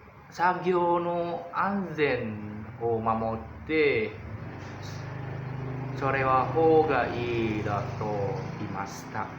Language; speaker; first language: Japanese; non-native, learner; Indonesian